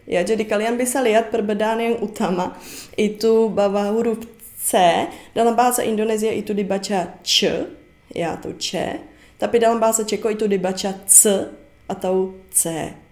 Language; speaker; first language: Indonesian; non-native, fluent; Czech